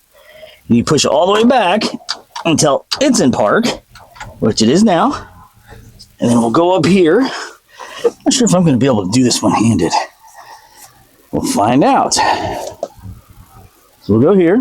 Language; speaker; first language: English; native; English